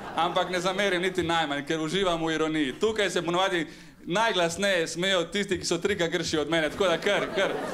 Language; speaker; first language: Slovenian; early bilingual, other home language; Serbian